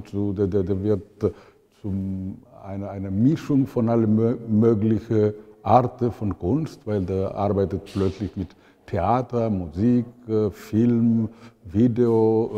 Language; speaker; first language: German; non-native, fluent; Italian